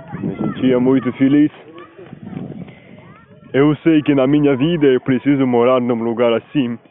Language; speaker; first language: Portuguese; non-native, learner; Spanish